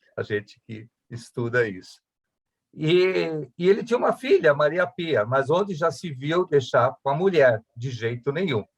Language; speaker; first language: Portuguese; early bilingual, other home language; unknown